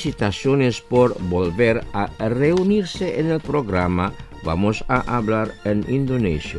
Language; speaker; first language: Spanish; non-native, fluent; Indonesian